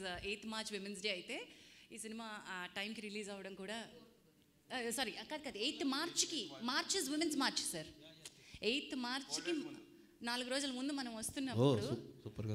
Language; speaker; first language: Telugu; native; Telugu